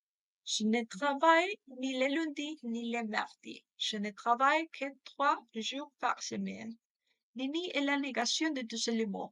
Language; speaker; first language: French; non-native, learner; Spanish